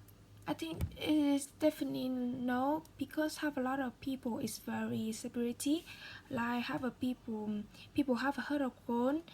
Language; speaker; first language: English; non-native, learner; Vietnamese